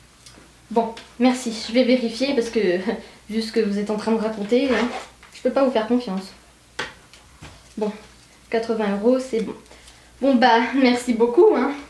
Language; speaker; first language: French; native; French